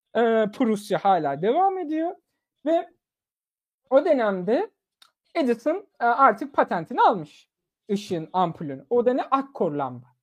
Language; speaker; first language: Turkish; early bilingual, other home language; German